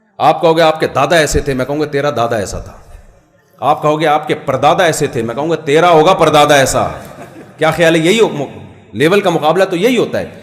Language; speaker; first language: Urdu; non-native, local second language; Pashto